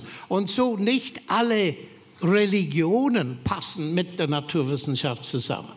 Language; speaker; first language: German; non-native, fluent; English